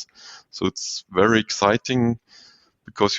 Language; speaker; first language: English; non-native, fluent; German